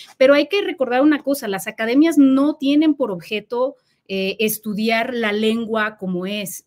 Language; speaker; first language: Spanish; native; Spanish